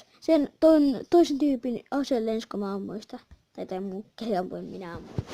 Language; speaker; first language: Finnish; native; Finnish